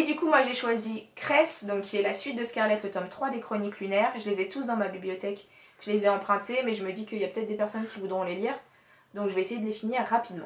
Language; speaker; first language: French; native; French